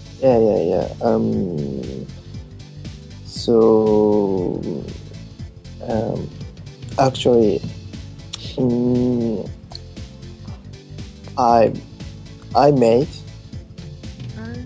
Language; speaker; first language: English; non-native, learner; Japanese